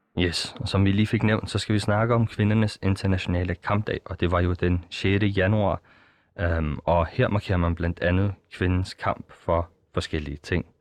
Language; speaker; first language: Danish; early bilingual, other home language; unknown